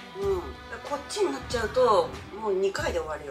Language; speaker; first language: Japanese; native; Japanese